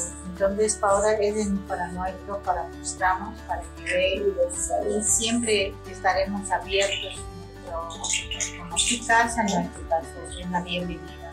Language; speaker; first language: Spanish; non-native, local second language; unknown